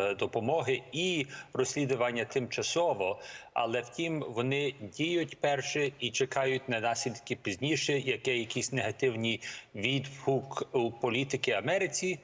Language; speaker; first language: Ukrainian; early bilingual, heritage; Ukrainian